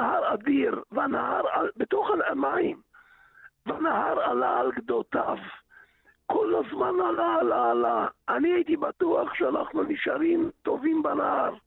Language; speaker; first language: Hebrew; early bilingual, other home language; Yiddish